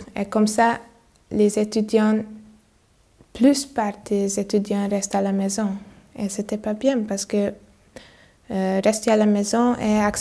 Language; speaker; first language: French; non-native, learner; Hungarian